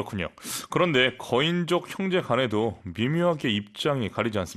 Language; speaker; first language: Korean; native; Korean